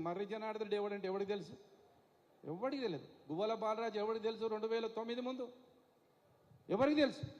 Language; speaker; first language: Telugu; native; Telugu